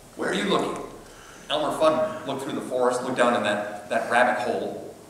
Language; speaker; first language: English; native; English